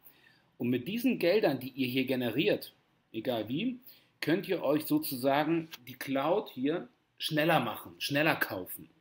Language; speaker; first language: German; native; German